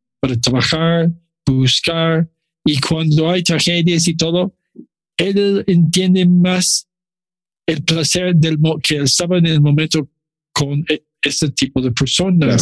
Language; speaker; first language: Spanish; non-native, learner; English